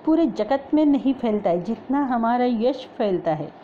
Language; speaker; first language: Hindi; non-native, local second language; Marathi